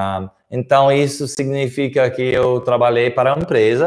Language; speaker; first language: Portuguese; non-native, fluent; English